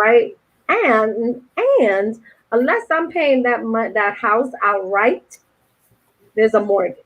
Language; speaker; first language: English; native; English